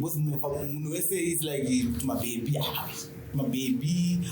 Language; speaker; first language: English; non-native, local second language; Shona